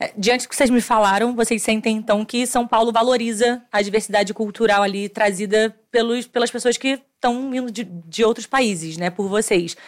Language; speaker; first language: Portuguese; native; Portuguese